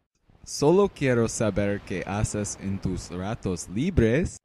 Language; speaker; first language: Spanish; non-native, learner; English